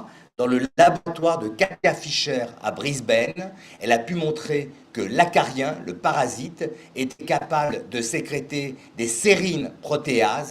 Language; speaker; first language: French; native; French